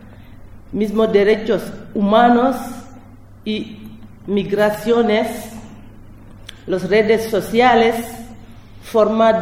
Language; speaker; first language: Spanish; non-native, learner; French